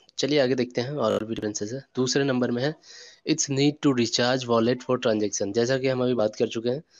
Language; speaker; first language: Hindi; native; Hindi